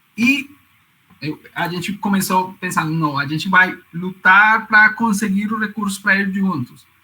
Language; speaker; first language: Portuguese; non-native, fluent; Spanish